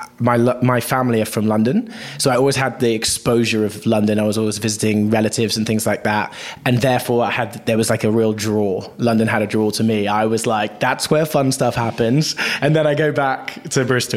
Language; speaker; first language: English; native; English